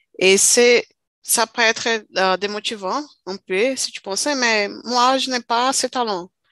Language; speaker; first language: French; non-native, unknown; Portuguese